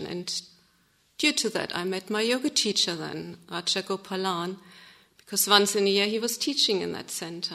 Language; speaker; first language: English; non-native, fluent; German